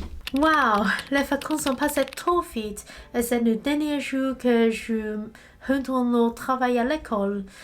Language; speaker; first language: French; non-native, learner; Cantonese